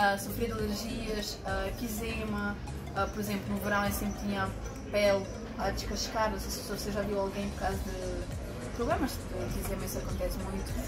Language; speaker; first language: Portuguese; non-native, fluent; Ukrainian